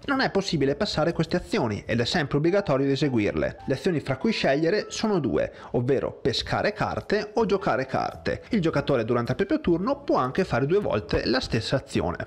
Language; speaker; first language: Italian; native; Italian